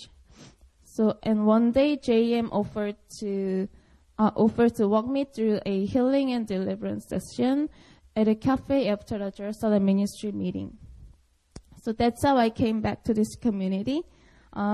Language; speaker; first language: English; non-native, fluent; Korean